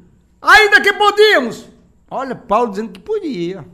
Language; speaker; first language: Portuguese; native; Portuguese